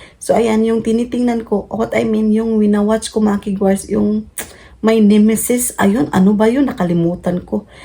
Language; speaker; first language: Filipino; non-native, local second language; Cebuano